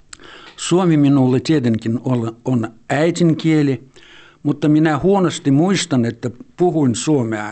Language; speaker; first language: Finnish; early bilingual, heritage; Finnish